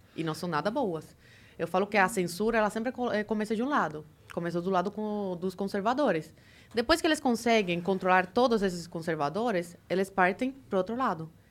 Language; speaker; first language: Portuguese; early bilingual, other home language; Spanish